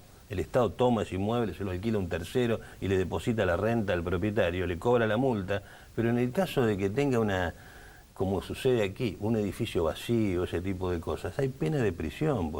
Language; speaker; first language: Spanish; native; Spanish